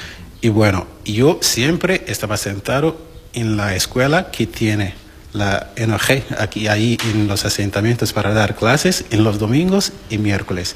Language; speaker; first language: Spanish; non-native, learner; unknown